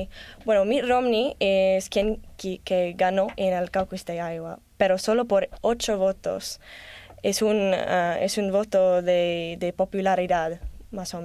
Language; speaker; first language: Spanish; non-native, learner; English